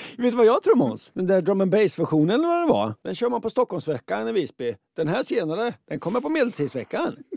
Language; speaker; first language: Swedish; native; Swedish